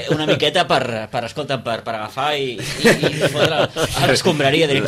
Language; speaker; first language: Catalan; native; Catalan